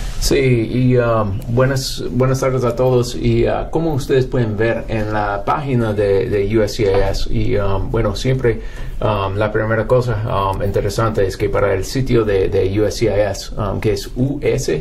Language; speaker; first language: Spanish; non-native, fluent; English